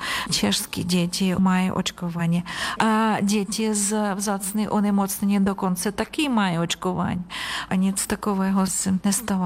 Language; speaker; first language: Czech; non-native, learner; Ukrainian